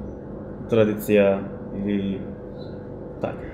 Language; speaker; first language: Macedonian; non-native, fluent; Turkish